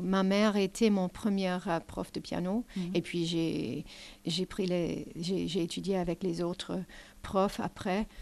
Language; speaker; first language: French; non-native, learner; English